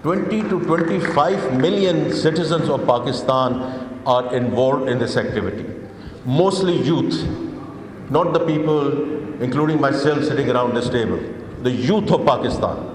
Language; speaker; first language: English; non-native, local second language; Urdu